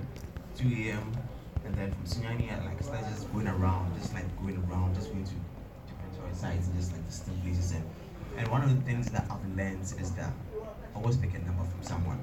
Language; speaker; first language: English; non-native, local second language; Ga